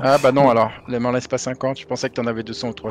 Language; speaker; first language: French; native; French